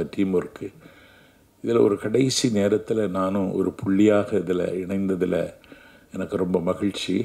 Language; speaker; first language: Tamil; native; Tamil